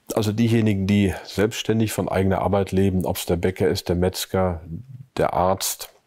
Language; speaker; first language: German; native; German